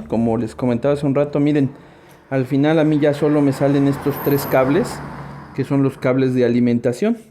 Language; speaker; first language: Spanish; native; Spanish